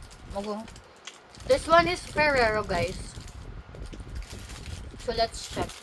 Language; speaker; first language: English; non-native, local second language; Filipino